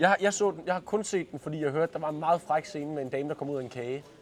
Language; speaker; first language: Danish; native; Danish